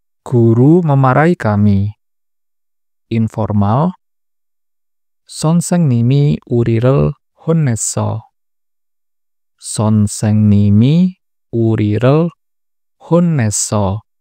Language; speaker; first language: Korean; non-native, fluent; Indonesian